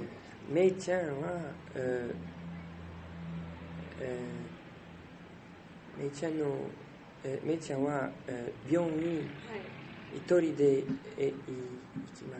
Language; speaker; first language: Japanese; non-native, learner; French